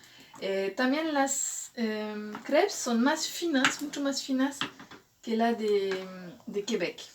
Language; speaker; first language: Spanish; non-native, fluent; French